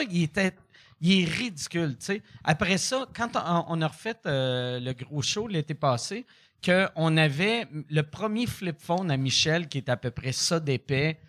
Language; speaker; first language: French; native; French